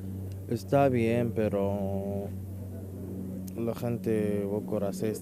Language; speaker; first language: Spanish; non-native, learner; Arabic